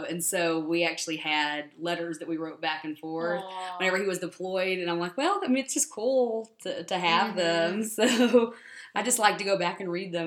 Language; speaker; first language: English; native; English